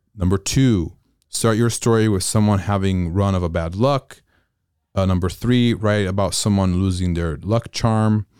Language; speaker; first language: English; non-native, fluent; Italian